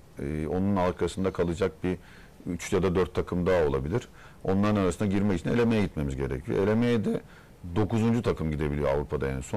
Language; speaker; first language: Turkish; native; Turkish